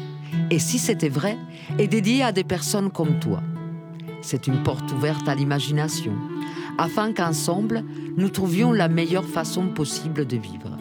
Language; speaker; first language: French; native; French